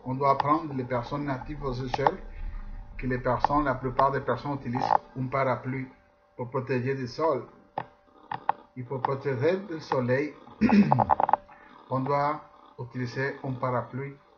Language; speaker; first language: French; non-native, fluent; Spanish